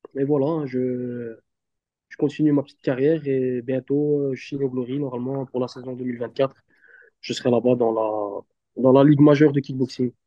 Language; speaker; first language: French; early bilingual, other home language; Turkish